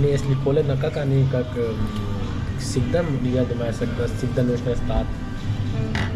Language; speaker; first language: Russian; non-native, learner; Hindi